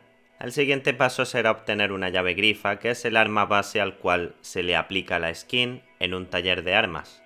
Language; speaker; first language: Spanish; native; Spanish